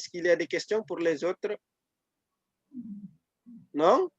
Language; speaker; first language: French; non-native, fluent; Indonesian